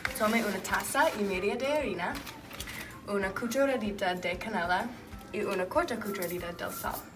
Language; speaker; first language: Spanish; non-native, learner; English